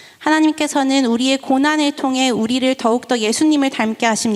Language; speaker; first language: Korean; native; Korean